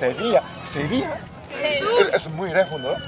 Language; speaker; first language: Spanish; non-native, learner; Korean